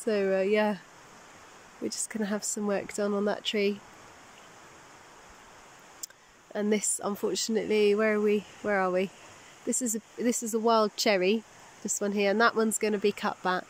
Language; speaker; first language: English; native; English